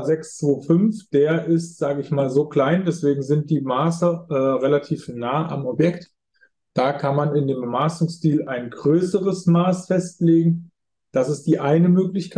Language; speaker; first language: German; native; German